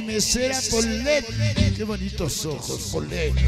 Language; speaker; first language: Spanish; native; Spanish